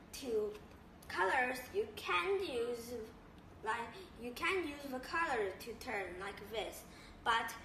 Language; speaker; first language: English; non-native, learner; Chinese